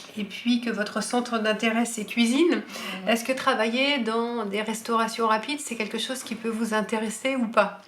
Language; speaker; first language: French; native; French